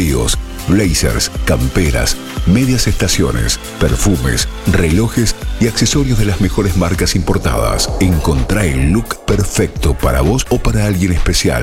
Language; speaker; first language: Spanish; native; Spanish